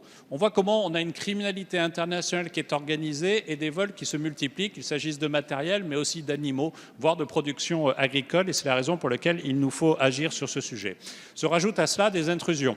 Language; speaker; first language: French; native; French